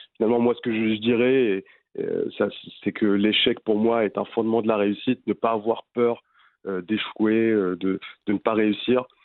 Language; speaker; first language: French; non-native, local second language; Arabic